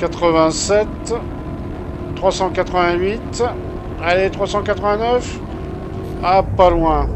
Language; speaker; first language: French; native; French